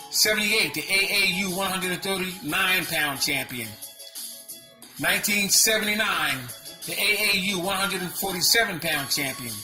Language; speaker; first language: English; native; English